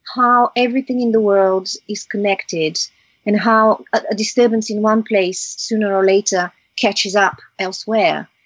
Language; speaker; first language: English; early bilingual, other home language; Bulgarian